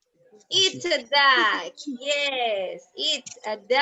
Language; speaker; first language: English; non-native, fluent; Spanish